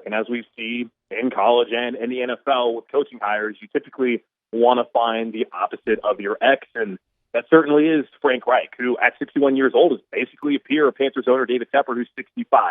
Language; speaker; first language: English; native; English